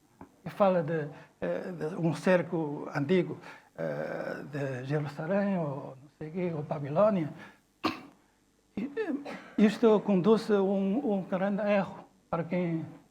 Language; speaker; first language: Portuguese; non-native, fluent; Chinese